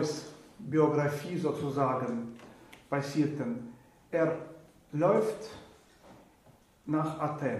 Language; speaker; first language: German; non-native, fluent; Russian